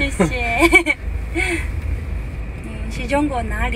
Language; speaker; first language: Chinese; non-native, learner; Japanese